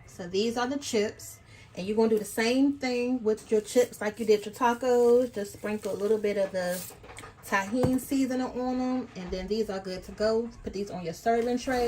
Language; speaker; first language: English; native; English